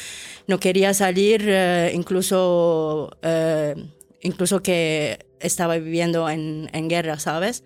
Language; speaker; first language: Spanish; non-native, fluent; Arabic